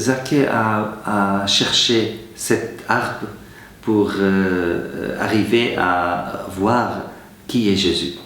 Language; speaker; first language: French; non-native, fluent; Arabic